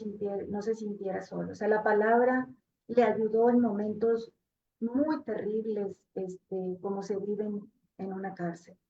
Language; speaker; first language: Spanish; native; Spanish